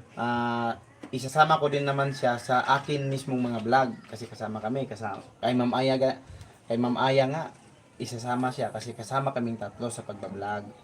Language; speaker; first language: Filipino; native; Filipino